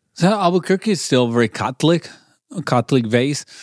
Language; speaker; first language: English; non-native, learner; Spanish